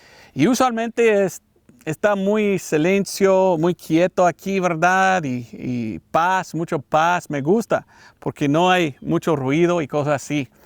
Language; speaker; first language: Spanish; non-native, learner; English